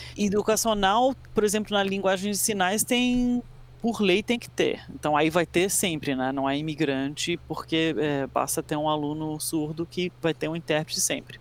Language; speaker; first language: Portuguese; early bilingual, other home language; English